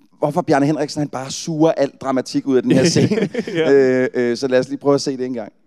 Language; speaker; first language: Danish; native; Danish